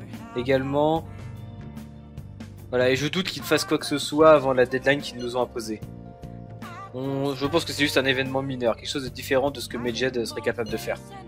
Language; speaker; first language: French; native; French